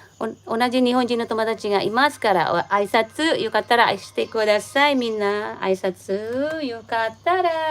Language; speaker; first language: Japanese; non-native, learner; Filipino